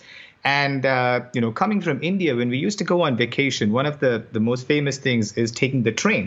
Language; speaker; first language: English; non-native, local second language; Tamil